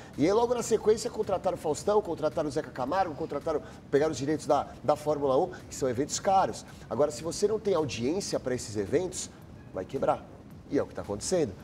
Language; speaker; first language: Portuguese; native; Portuguese